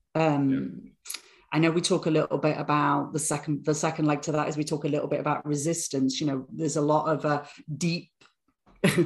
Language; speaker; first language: English; native; English